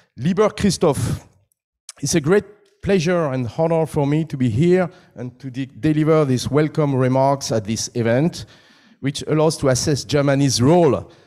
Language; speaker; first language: English; non-native, fluent; French